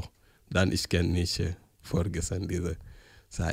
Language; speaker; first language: German; non-native, learner; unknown